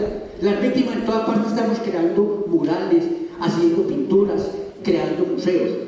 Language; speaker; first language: Spanish; native; Spanish